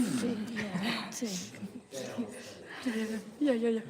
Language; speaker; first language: English; non-native, learner; Russian